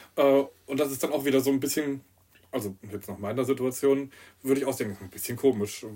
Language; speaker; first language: German; native; German